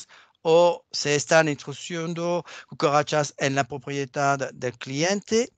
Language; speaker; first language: Spanish; non-native, learner; French